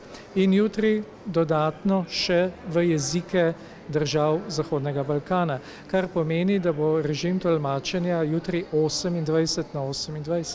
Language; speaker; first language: Slovenian; native; Slovenian